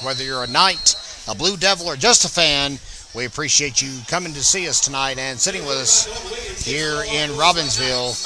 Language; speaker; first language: English; native; English